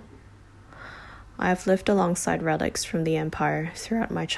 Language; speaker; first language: English; non-native, local second language; Cantonese